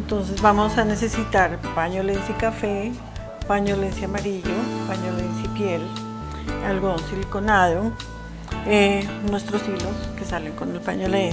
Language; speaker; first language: Spanish; native; Spanish